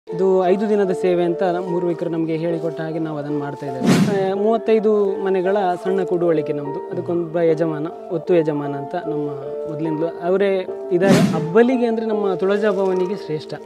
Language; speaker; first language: Kannada; non-native, local second language; Marathi